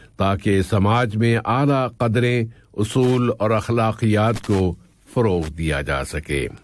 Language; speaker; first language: Urdu; native; Urdu